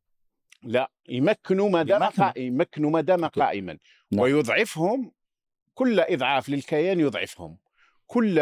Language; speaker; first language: Arabic; native; Arabic